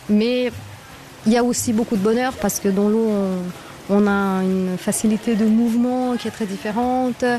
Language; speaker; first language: French; non-native, fluent; Portuguese